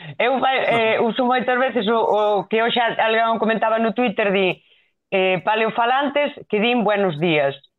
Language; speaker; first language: Galician; non-native, local second language; Spanish